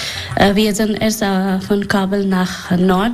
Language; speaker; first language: German; non-native, fluent; Persian